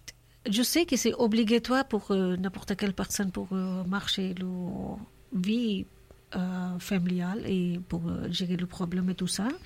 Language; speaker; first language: French; non-native, learner; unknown